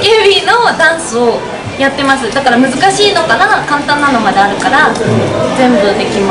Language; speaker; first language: Japanese; native; Japanese